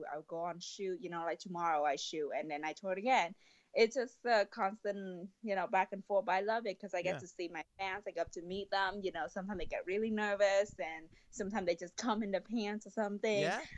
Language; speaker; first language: English; non-native, fluent; Vietnamese